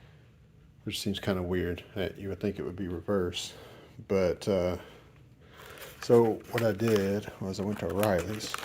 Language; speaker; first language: English; native; English